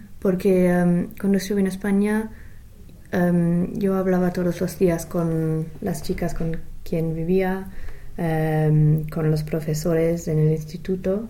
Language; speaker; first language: Spanish; non-native, fluent; English